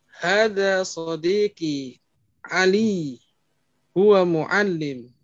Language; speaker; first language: Arabic; non-native, learner; Indonesian